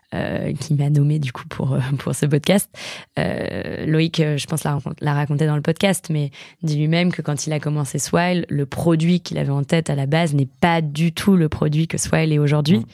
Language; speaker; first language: French; native; French